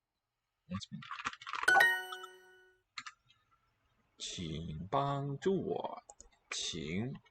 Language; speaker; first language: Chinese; non-native, learner; English